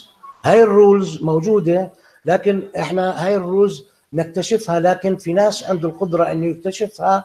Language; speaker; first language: Arabic; native; Arabic